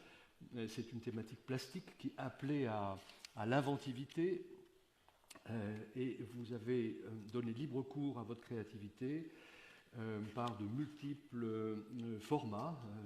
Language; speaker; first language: French; native; French